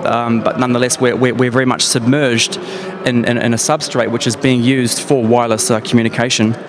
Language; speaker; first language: English; native; English